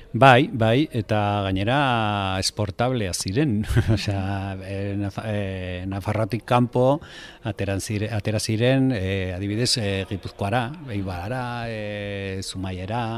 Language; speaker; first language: Basque; non-native, local second language; Spanish